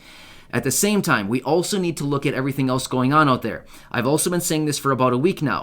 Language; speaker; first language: English; native; English